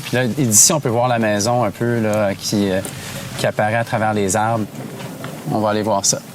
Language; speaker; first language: French; native; French